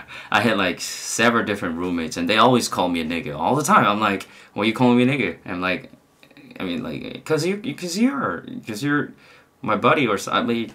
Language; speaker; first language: English; non-native, fluent; Korean